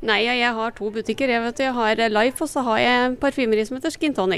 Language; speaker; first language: Norwegian; native; Norwegian